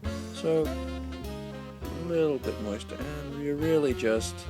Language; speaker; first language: English; native; English